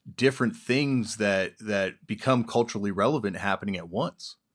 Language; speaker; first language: English; native; English